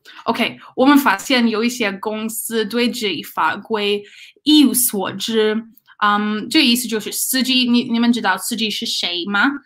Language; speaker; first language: Chinese; non-native, learner; English